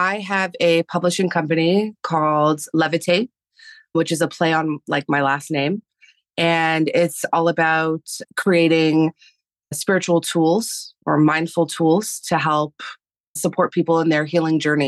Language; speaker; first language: English; early bilingual, other home language; Spanish